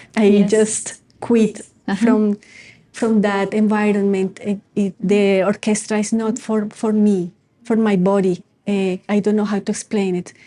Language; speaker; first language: English; non-native, fluent; Spanish